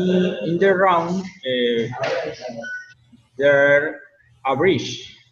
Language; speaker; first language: English; non-native, learner; Spanish